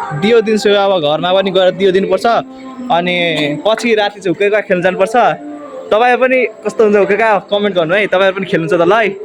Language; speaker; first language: Nepali; non-native, local second language; Rana Tharu